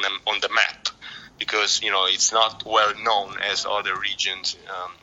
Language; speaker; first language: English; non-native, fluent; Italian